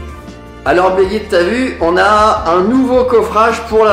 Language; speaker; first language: French; native; French